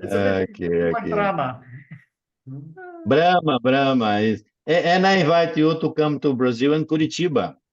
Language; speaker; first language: English; non-native, learner; Portuguese